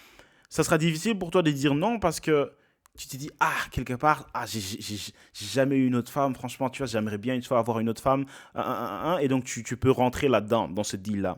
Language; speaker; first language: French; native; French